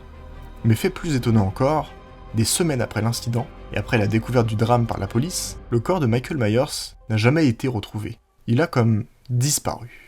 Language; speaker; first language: French; native; French